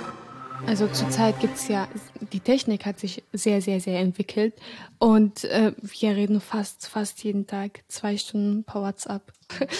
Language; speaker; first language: German; early bilingual, other home language; Arabic